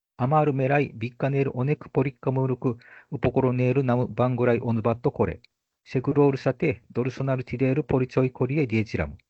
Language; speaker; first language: Bangla; non-native, fluent; Japanese